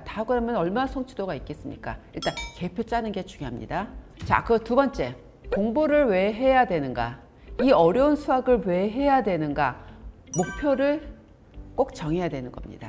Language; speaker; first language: Korean; native; Korean